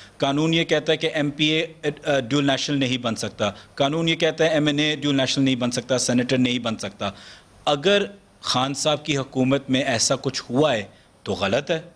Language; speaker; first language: Urdu; early bilingual, heritage; Urdu